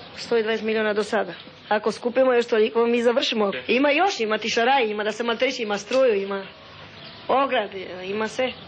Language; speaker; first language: Serbian; non-native, local second language; Romanian